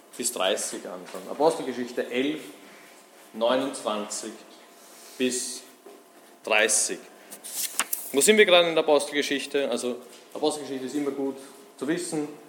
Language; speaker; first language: German; native; German